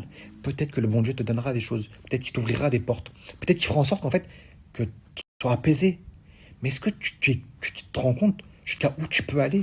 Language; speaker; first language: French; native; French